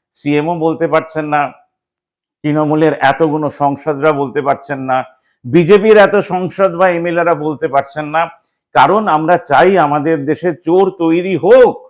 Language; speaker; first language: Bangla; native; Bangla